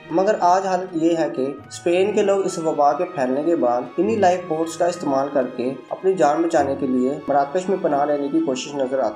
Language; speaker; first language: Urdu; native; Urdu